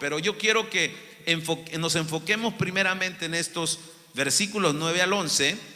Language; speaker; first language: Spanish; native; Spanish